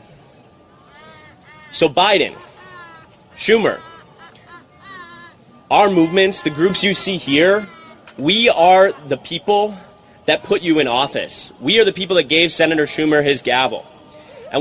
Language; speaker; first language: English; native; English